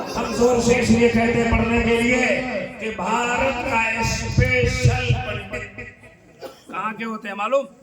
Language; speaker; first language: Hindi; non-native, local second language; Maithili